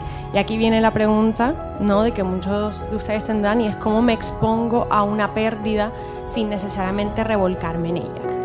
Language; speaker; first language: Spanish; native; Spanish